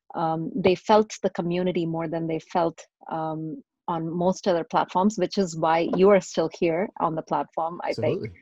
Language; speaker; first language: English; non-native, local second language; Tamil